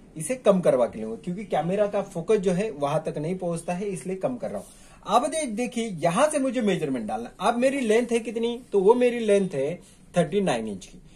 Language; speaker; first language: Hindi; non-native, local second language; Marathi